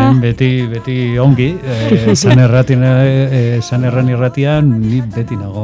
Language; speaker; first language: Basque; non-native, local second language; Spanish